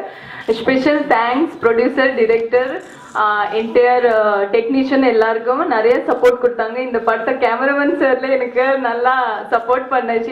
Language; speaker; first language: Tamil; non-native, learner; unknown